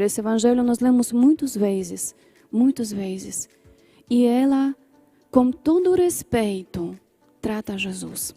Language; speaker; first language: Portuguese; non-native, fluent; Polish